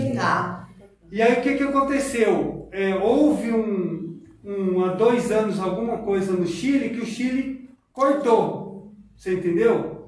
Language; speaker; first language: Portuguese; native; Portuguese